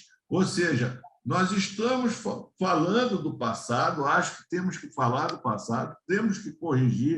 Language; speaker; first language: Portuguese; native; Portuguese